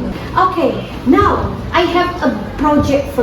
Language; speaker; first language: English; non-native, fluent; Indonesian